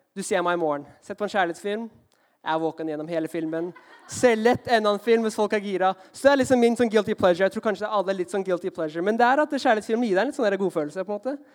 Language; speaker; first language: Norwegian; early bilingual, heritage; Norwegian